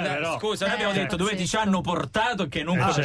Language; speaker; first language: Italian; native; Italian